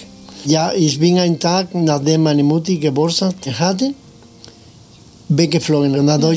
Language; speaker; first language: German; non-native, learner; Spanish